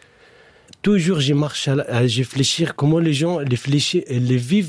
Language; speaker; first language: French; non-native, learner; Arabic